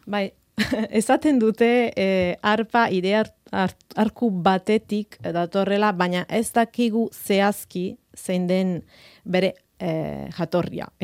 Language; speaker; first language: Basque; non-native, fluent; Italian